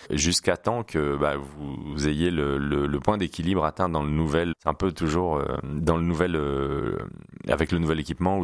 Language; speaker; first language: French; native; French